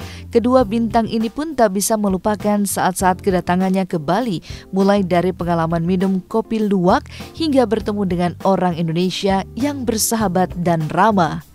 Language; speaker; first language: Indonesian; native; Indonesian